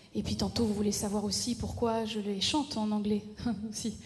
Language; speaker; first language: French; native; French